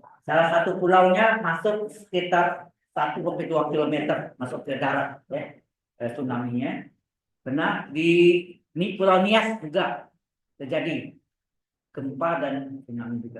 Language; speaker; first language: Indonesian; native; Indonesian